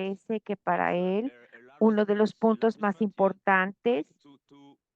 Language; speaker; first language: Spanish; non-native, fluent; Portuguese